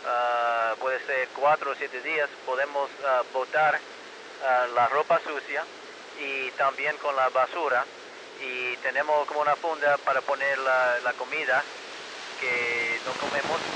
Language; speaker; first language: Spanish; early bilingual, heritage; Spanish